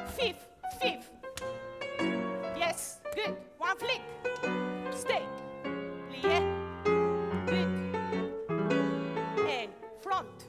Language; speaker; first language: English; non-native, learner; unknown